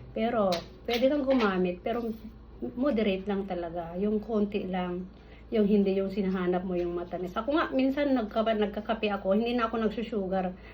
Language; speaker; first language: Filipino; non-native, local second language; Iloko